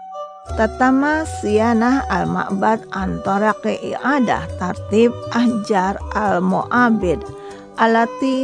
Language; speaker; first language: Arabic; non-native, fluent; Indonesian